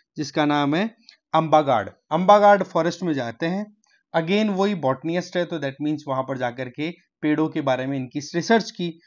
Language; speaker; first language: Hindi; native; Hindi